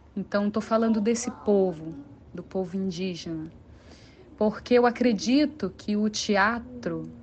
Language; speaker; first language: Portuguese; non-native, local second language; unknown